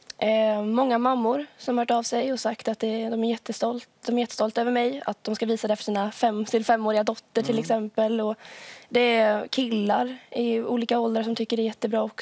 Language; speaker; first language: Swedish; native; Swedish